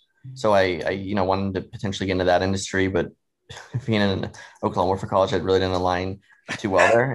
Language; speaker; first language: English; native; English